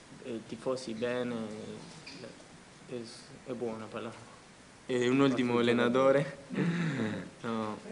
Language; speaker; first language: Italian; non-native, learner; Spanish